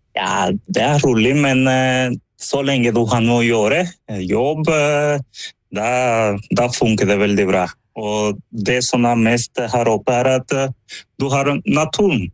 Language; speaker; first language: Norwegian; non-native, fluent; Spanish